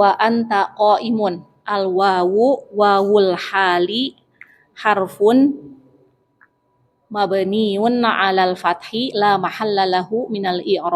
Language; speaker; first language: Arabic; non-native, learner; Indonesian